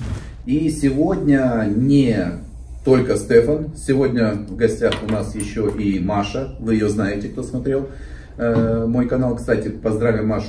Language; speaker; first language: Russian; native; Russian